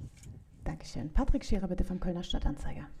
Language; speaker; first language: German; native; German